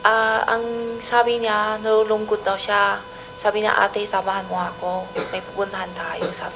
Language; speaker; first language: Filipino; non-native, learner; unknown